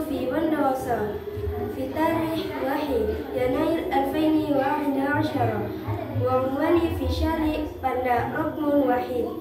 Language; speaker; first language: Arabic; non-native, learner; Indonesian